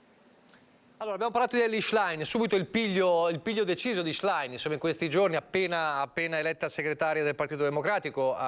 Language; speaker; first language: Italian; native; Italian